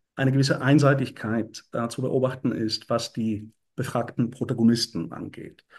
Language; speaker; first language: German; non-native, fluent; Bulgarian